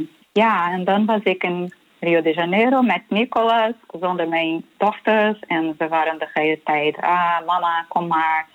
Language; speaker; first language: Dutch; non-native, fluent; Portuguese